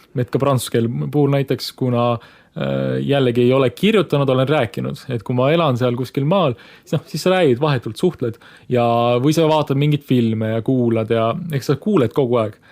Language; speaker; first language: Estonian; native; Estonian